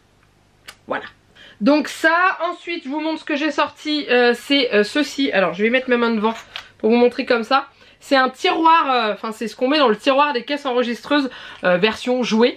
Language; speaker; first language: French; native; French